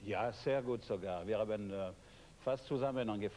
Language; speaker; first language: German; non-native, fluent; French